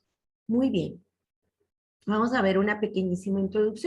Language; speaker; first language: Spanish; native; Spanish